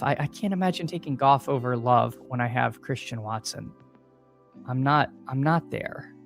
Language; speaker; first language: English; native; English